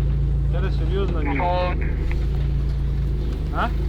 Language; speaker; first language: Russian; non-native, local second language; Yakut